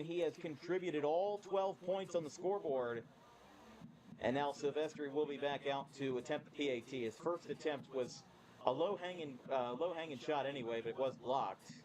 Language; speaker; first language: English; native; English